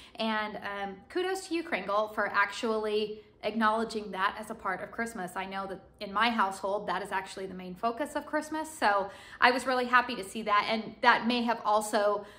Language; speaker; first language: English; native; English